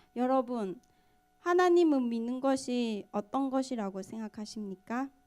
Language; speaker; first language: Korean; non-native, fluent; Burmese